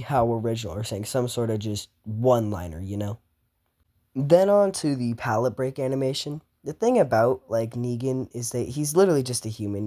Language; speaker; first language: English; native; English